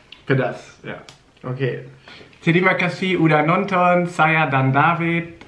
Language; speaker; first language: Indonesian; non-native, learner; German